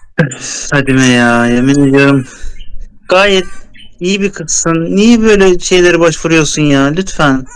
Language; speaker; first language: Turkish; native; Turkish